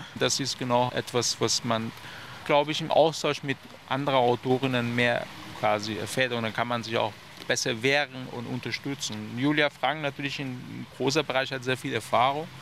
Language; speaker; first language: German; non-native, fluent; Persian